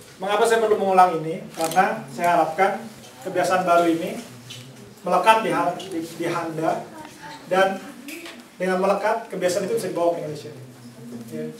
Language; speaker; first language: Indonesian; native; Indonesian